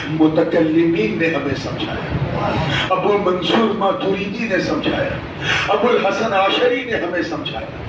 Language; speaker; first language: Urdu; native; Urdu